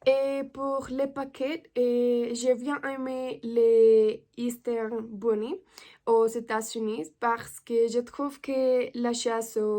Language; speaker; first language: French; non-native, learner; Spanish